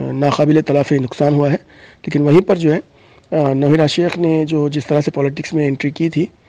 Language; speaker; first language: Urdu; native; Urdu